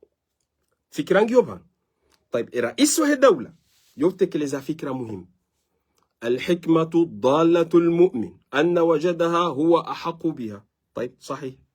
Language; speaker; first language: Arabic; non-native, local second language; Comorian